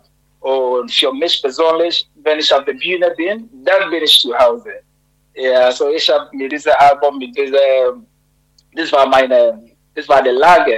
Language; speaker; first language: German; non-native, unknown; Akan